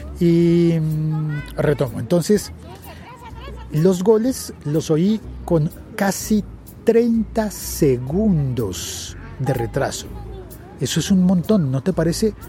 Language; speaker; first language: Spanish; native; Spanish